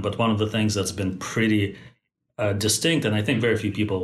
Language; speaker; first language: English; non-native, fluent; Russian